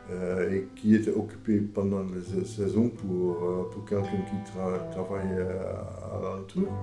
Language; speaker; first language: French; non-native, fluent; Dutch